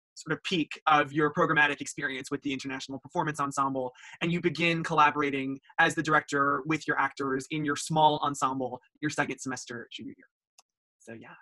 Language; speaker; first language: English; native; English